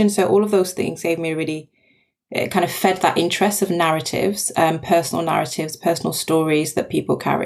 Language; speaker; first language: English; native; English